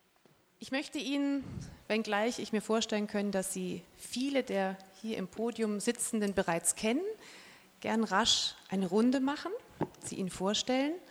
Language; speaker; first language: German; native; German